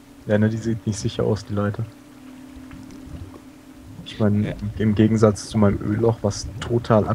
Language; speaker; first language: German; native; German